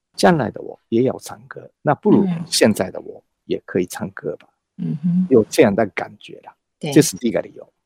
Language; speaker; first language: Chinese; non-native, fluent; Japanese